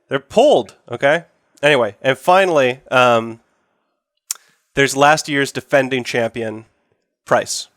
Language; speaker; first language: English; native; English